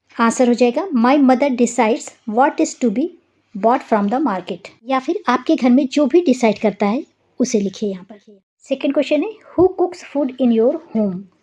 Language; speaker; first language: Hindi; native; Hindi